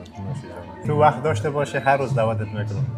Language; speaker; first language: Persian; native; Persian